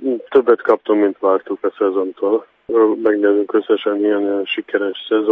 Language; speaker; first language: Hungarian; non-native, fluent; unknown